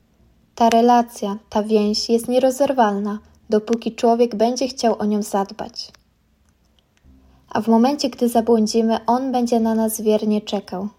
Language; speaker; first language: Polish; native; Polish